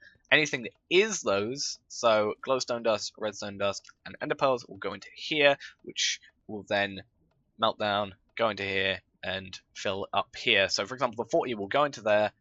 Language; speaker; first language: English; native; English